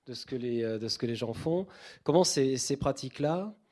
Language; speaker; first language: French; native; French